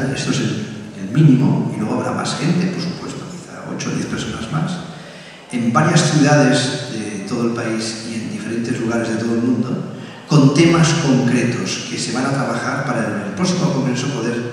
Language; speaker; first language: Spanish; native; Spanish